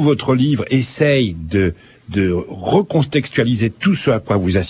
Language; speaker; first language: French; native; French